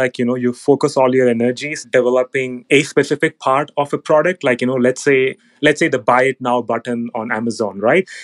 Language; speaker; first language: English; non-native, local second language; Telugu